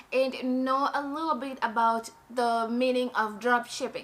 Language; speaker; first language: English; non-native, fluent; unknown